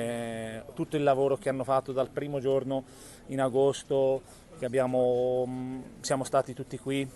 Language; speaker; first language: Italian; non-native, fluent; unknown